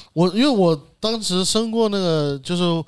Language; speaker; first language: Chinese; native; Chinese